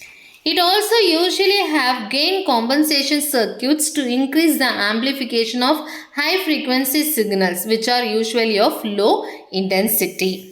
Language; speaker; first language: English; non-native, local second language; Tamil